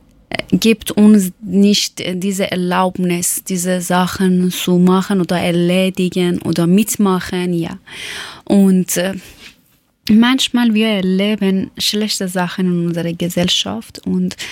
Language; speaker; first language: German; non-native, learner; Persian